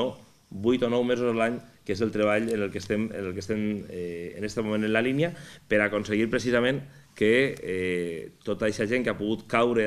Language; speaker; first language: Catalan; native; Catalan